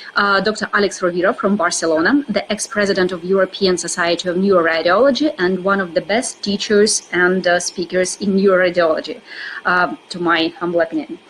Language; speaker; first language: English; non-native, fluent; Russian